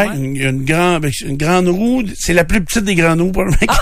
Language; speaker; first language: French; native; French